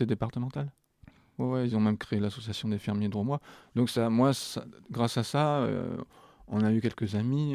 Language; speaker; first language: French; native; French